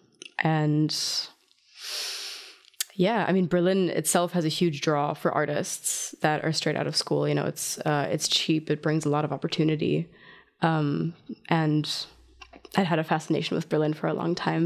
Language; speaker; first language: English; non-native, fluent; German